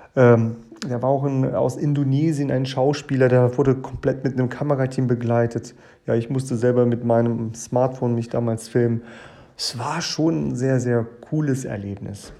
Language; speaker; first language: German; early bilingual, other home language; Russian